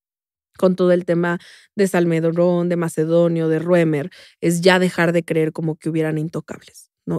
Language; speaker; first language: Spanish; native; Spanish